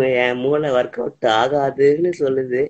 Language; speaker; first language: Tamil; native; Tamil